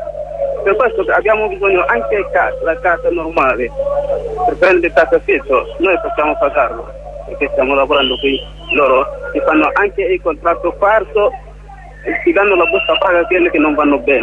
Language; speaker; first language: Italian; non-native, learner; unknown